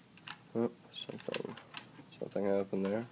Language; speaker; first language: English; native; English